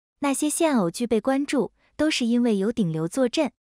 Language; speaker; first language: Chinese; native; Chinese